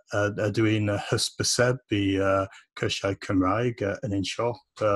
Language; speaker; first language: Welsh; non-native, fluent; English